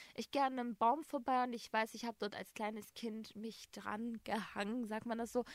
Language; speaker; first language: German; native; German